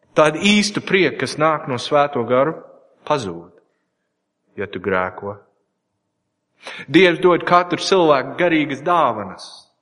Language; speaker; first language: Latvian; non-native, learner; English